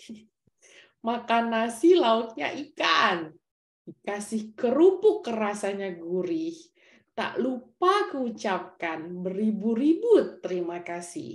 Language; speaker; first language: Indonesian; native; Indonesian